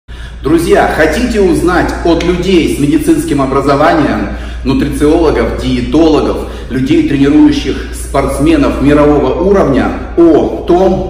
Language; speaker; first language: Russian; native; Russian